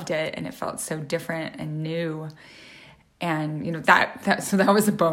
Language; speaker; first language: English; native; English